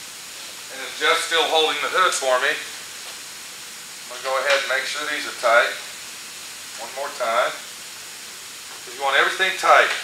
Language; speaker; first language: English; native; English